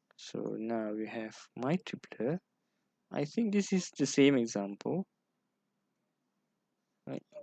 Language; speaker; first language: English; non-native, local second language; Malay